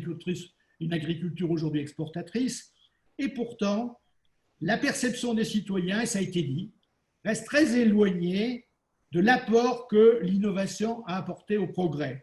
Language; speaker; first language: French; native; French